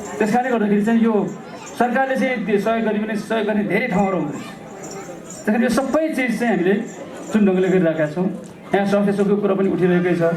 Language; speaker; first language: Nepali; non-native, local second language; Gurung